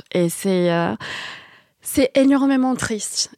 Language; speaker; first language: French; non-native, fluent; English